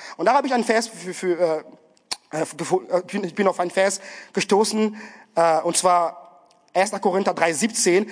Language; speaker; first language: German; non-native, fluent; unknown